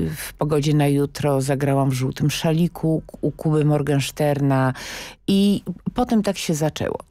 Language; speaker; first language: Polish; native; Polish